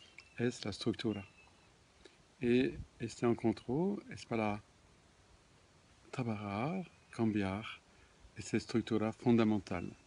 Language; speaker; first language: Spanish; non-native, fluent; French